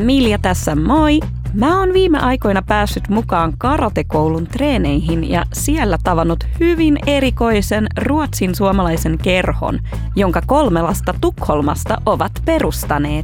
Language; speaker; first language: Finnish; native; Finnish